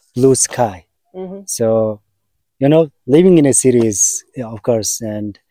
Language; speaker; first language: English; non-native, learner; Mongolian